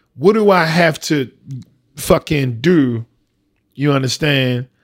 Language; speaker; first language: English; native; English